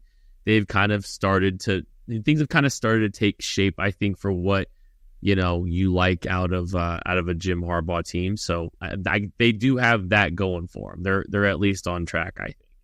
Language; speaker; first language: English; native; English